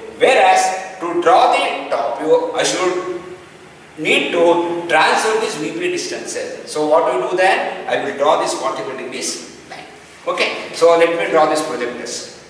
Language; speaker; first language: English; non-native, local second language; Kannada